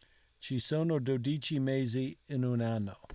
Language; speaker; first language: Italian; non-native, learner; English